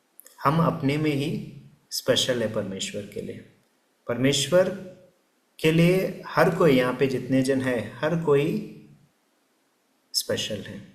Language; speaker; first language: Hindi; native; Hindi